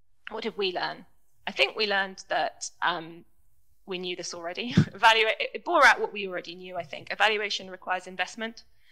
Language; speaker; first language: English; native; English